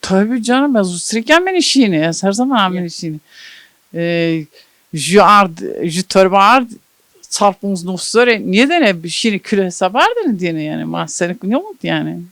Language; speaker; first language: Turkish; non-native, local second language; Zaza